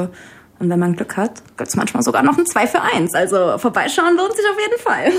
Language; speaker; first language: German; early bilingual, other home language; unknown